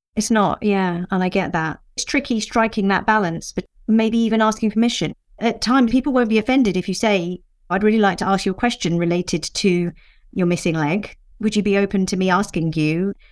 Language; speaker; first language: English; native; English